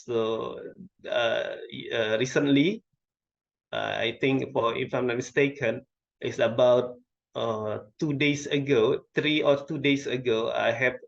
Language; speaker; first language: English; non-native, local second language; Indonesian